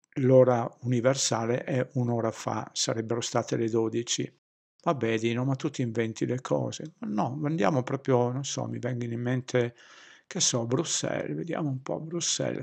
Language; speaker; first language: Italian; native; Italian